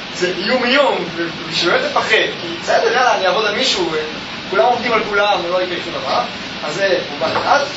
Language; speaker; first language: Hebrew; native; Hebrew